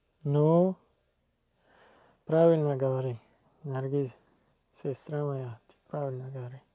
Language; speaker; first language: Russian; non-native, local second language; Tajik